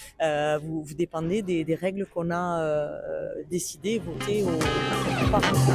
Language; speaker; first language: French; native; French